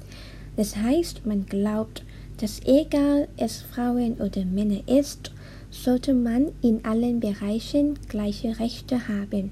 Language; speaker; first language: German; non-native, learner; Thai